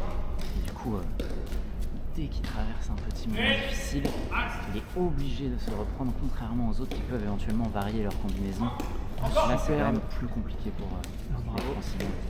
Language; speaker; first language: French; native; French